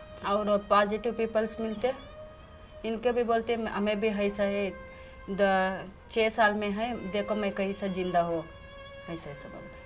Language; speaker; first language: Hindi; non-native, local second language; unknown